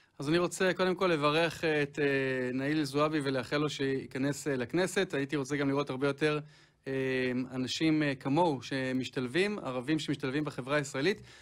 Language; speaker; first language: Hebrew; native; Hebrew